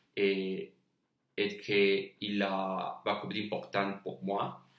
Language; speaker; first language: French; non-native, learner; Spanish